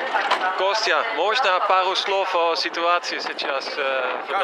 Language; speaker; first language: Russian; non-native, fluent; Dutch